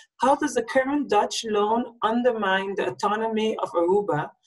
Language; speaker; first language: English; non-native, local second language; Papiamento